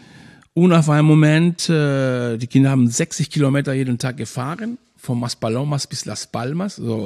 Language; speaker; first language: German; non-native, fluent; Spanish